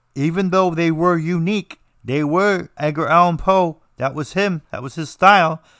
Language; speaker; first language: English; native; English